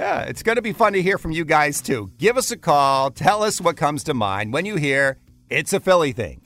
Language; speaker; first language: English; native; English